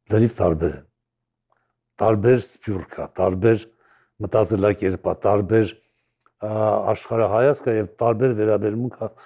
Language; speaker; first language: Armenian; native; Armenian